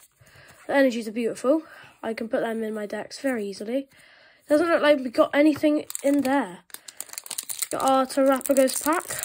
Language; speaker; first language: English; native; English